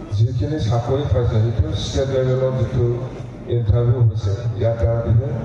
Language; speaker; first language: Assamese; non-native, local second language; Bodo